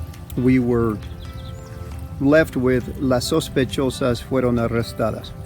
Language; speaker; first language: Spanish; non-native, fluent; English